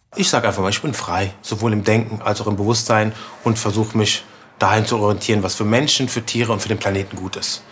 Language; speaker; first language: German; native; German